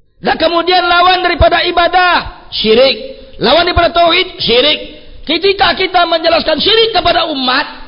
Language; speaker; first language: Indonesian; non-native, local second language; Minangkabau